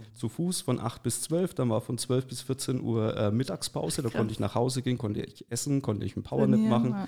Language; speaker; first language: German; native; German